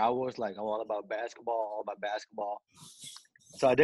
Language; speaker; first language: English; non-native, local second language; Filipino